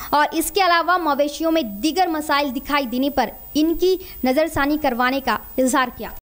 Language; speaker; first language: Urdu; native; Urdu